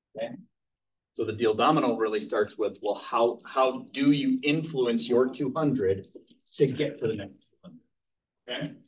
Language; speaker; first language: English; native; English